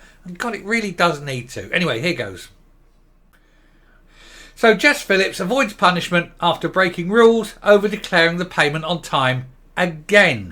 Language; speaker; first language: English; native; English